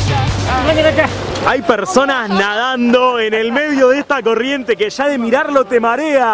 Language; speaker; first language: Spanish; native; Spanish